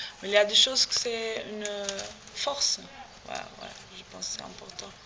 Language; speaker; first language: French; non-native, learner; Portuguese